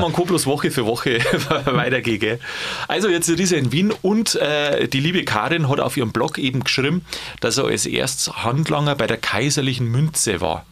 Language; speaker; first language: German; native; German